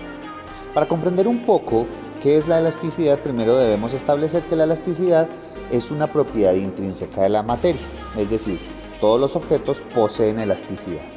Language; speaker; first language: Spanish; native; Spanish